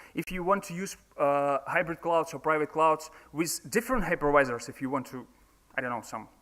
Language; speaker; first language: English; non-native, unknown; Russian